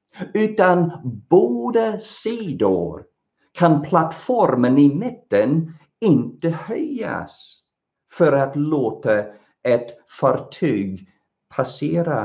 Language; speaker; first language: Swedish; non-native, fluent; English